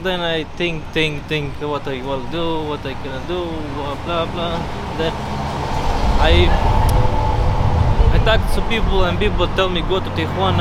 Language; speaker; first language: English; non-native, learner; Arabic